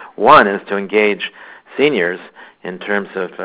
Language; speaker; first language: English; native; English